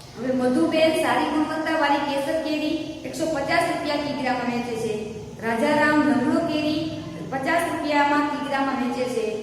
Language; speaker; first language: Gujarati; native; Gujarati